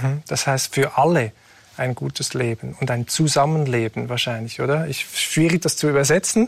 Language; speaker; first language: German; native; German